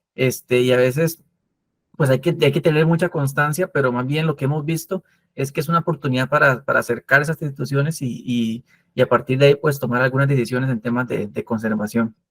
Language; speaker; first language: Spanish; native; Spanish